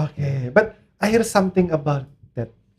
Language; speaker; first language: English; non-native, learner; Indonesian